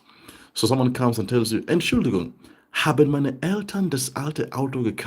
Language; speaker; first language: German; non-native, fluent; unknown